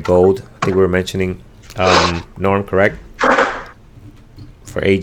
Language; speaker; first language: English; native; English